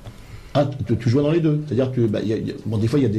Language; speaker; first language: French; native; French